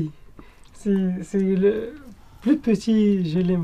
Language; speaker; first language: French; non-native, learner; Arabic